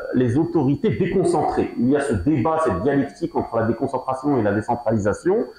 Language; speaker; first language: French; non-native, local second language; Arabic